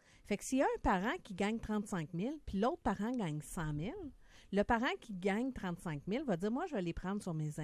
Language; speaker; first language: French; native; French